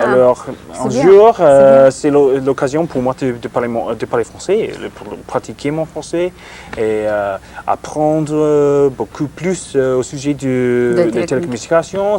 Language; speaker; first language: French; non-native, learner; English